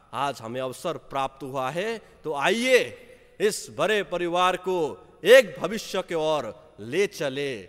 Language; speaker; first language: Hindi; non-native, local second language; Nepali